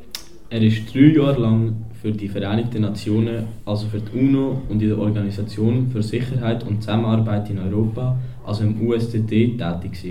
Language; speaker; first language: German; native; German